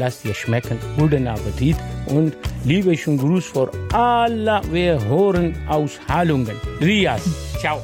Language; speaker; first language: German; non-native, learner; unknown